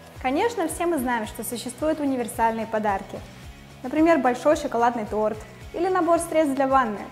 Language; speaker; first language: Russian; native; Russian